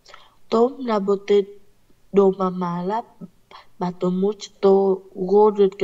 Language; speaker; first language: Russian; non-native, learner; Vietnamese